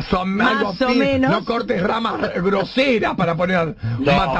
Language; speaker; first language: Spanish; native; Spanish